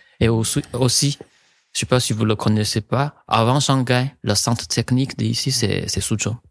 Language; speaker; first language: French; non-native, fluent; Chinese